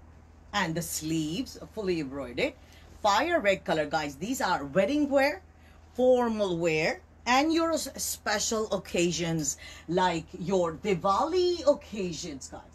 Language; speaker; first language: English; non-native, local second language; Urdu